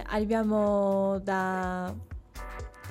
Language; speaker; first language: Italian; non-native, learner; Japanese